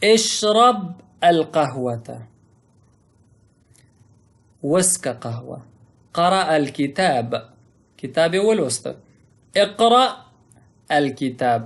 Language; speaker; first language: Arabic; non-native, fluent; Pashto